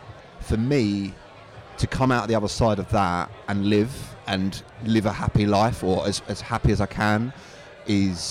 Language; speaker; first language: English; native; English